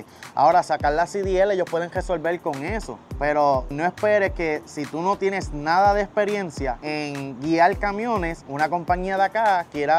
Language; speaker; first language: Spanish; native; Spanish